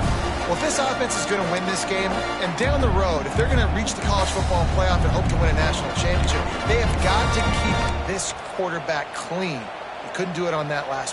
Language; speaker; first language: English; native; English